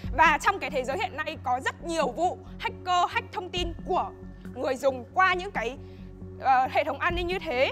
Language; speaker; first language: Vietnamese; native; Vietnamese